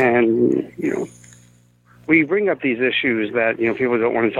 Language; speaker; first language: English; native; English